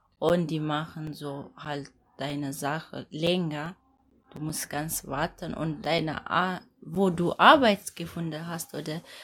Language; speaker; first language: German; non-native, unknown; Amharic